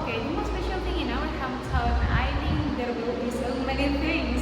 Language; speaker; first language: English; non-native, learner; Indonesian